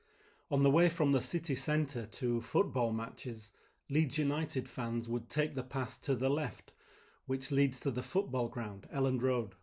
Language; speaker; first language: English; native; English